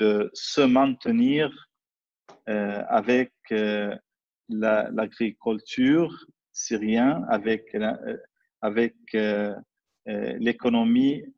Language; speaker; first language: French; non-native, fluent; Arabic